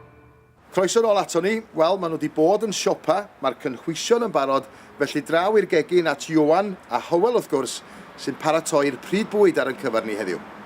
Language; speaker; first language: Welsh; native; Welsh